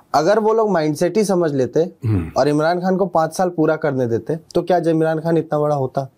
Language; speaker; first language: Hindi; native; Hindi